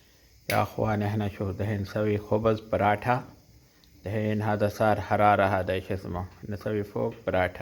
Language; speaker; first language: Arabic; non-native, learner; Urdu